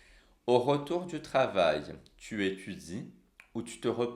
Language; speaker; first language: French; non-native, fluent; Portuguese